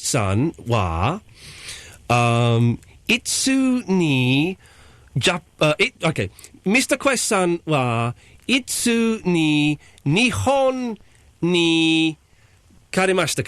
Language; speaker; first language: Japanese; non-native, learner; English